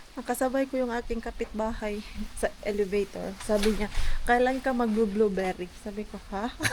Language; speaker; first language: Filipino; non-native, local second language; Cebuano